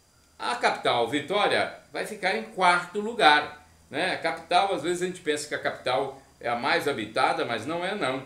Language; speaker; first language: Portuguese; native; Portuguese